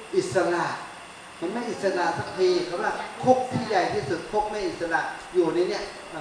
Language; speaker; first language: Thai; native; Thai